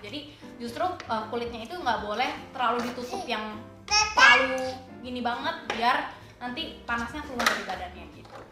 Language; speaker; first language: Indonesian; native; Indonesian